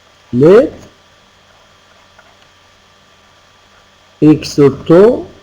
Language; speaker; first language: English; non-native, fluent; Persian